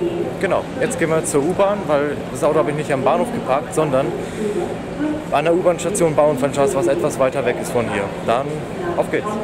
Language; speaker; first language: German; native; German